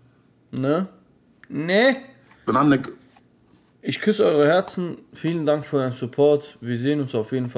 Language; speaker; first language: German; native; German